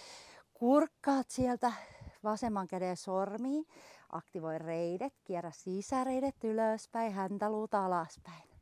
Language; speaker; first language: Finnish; native; Finnish